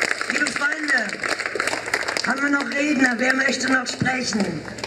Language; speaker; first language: German; native; German